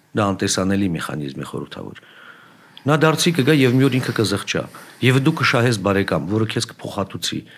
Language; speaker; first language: Armenian; native; Armenian